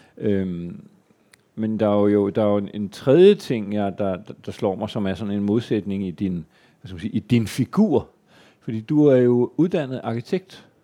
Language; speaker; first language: Danish; native; Danish